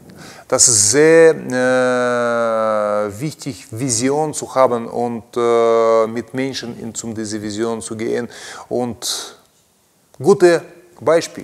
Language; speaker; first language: German; non-native, learner; Russian